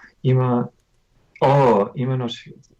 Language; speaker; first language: Japanese; non-native, learner; English